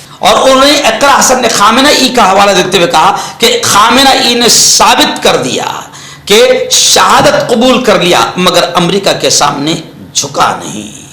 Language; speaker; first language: Urdu; native; Urdu